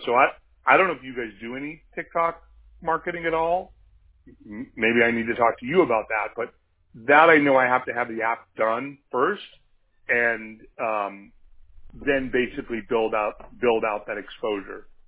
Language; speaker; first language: English; native; English